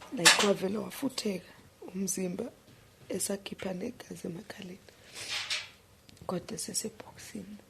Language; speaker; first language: Zulu; native; Zulu